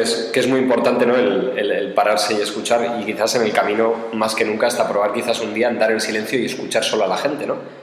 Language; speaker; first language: Spanish; native; Spanish